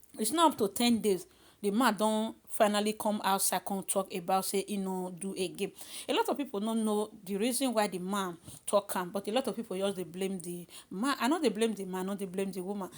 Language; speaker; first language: Nigerian Pidgin; native; Nigerian Pidgin